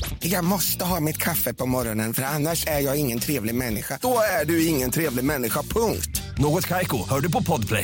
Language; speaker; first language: Swedish; native; Swedish